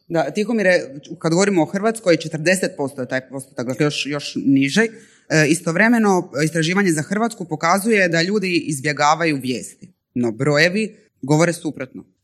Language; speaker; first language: Croatian; native; Croatian